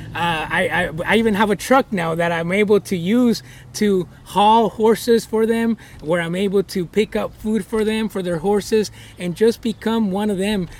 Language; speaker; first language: English; early bilingual, other home language; Spanish